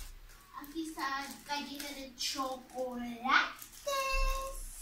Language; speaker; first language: Spanish; early bilingual, other home language; English